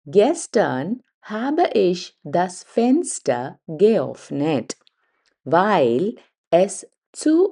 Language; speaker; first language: German; non-native, fluent; Malayalam